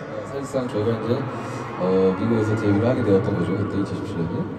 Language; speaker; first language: Korean; native; Korean